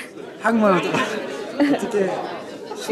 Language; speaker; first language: Korean; non-native, fluent; English